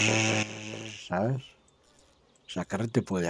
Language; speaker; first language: Spanish; native; Spanish